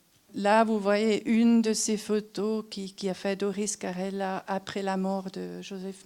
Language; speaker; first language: French; non-native, local second language; German